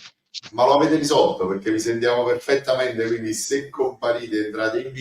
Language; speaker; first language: Italian; native; Italian